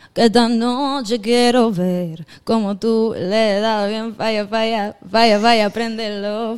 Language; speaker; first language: Spanish; native; Spanish